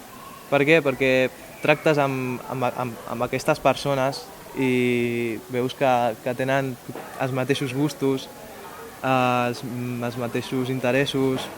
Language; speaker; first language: Catalan; early bilingual, other home language; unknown